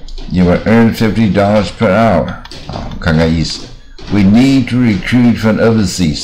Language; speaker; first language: English; non-native, fluent; Chinese